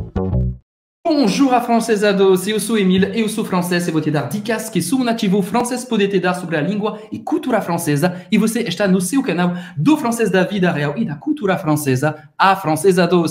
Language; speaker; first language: Portuguese; non-native, fluent; French